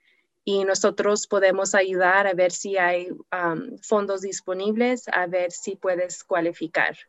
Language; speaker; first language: Spanish; non-native, learner; English